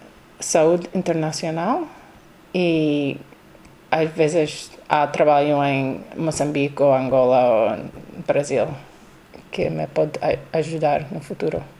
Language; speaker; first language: Portuguese; non-native, learner; English